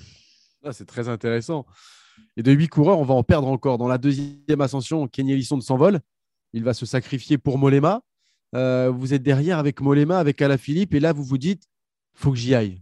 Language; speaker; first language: French; native; French